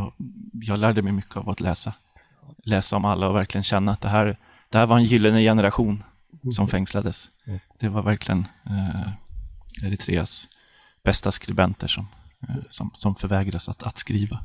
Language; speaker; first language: Swedish; native; Swedish